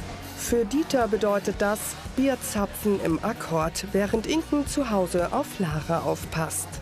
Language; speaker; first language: German; native; German